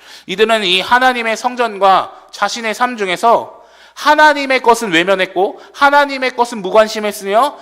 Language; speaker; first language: Korean; native; Korean